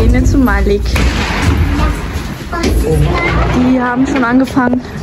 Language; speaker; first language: German; early bilingual, other home language; Turkish